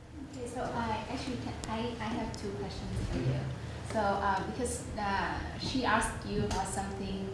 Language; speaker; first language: English; non-native, fluent; Vietnamese